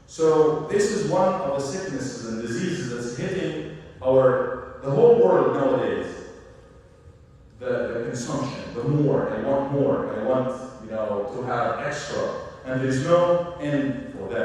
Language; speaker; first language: English; non-native, fluent; Arabic